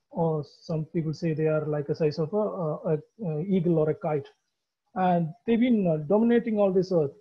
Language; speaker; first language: English; non-native, local second language; Malayalam